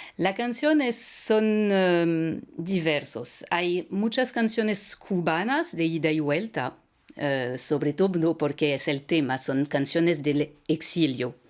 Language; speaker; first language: Spanish; non-native, fluent; French